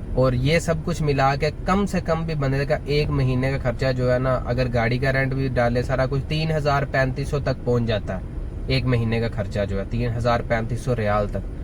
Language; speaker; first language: Urdu; non-native, local second language; Punjabi